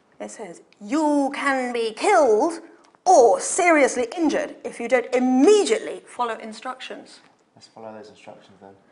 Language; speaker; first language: English; native; English